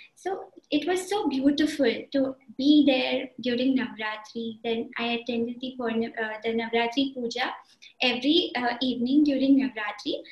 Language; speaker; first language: English; non-native, local second language; Marathi